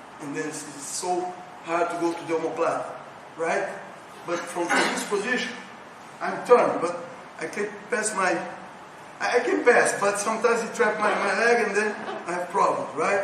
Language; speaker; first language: English; non-native, learner; Portuguese